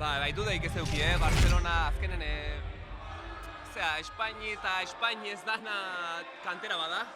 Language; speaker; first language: Basque; native; Basque